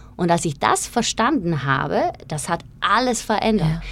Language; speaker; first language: German; non-native, fluent; Slovak